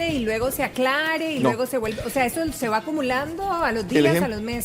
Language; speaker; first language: Spanish; native; Spanish